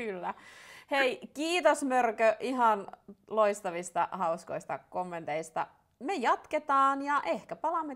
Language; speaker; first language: Finnish; native; Finnish